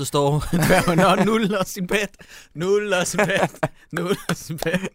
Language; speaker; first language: Danish; native; Danish